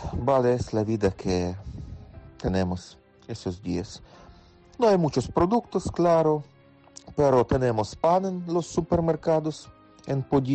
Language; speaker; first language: Spanish; non-native, fluent; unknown